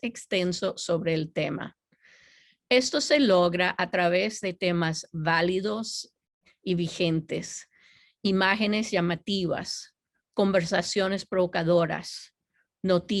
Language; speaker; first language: Spanish; non-native, fluent; English